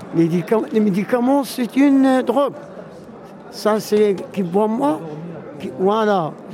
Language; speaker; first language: French; non-native, local second language; Arabic